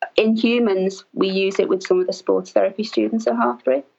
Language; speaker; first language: English; native; English